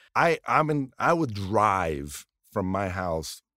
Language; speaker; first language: English; early bilingual, other home language; Spanish